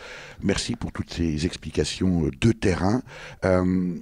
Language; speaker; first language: French; native; French